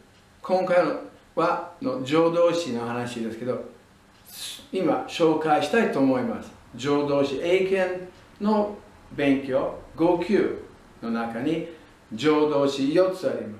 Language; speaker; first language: Japanese; non-native, fluent; English